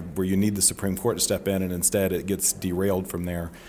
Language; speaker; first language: English; native; English